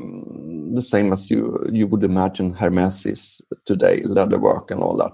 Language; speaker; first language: English; non-native, fluent; Swedish